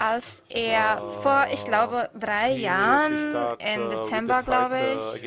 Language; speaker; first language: German; non-native, fluent; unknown